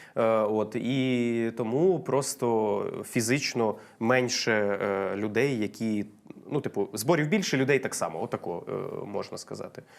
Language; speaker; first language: Ukrainian; non-native, local second language; Russian